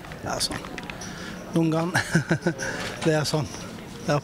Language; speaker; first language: Norwegian; non-native, learner; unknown